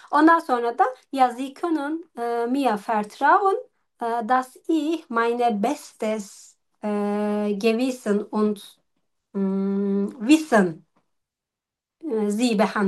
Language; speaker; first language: German; non-native, learner; Turkish